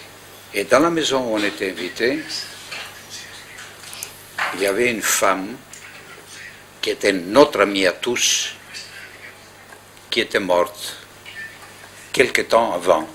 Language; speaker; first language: French; non-native, fluent; Greek